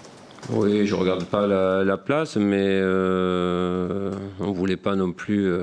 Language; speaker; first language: French; native; French